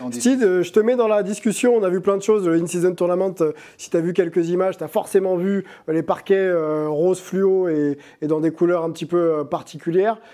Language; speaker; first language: French; native; French